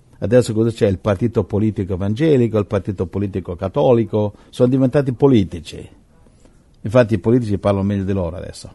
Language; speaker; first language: Italian; native; Italian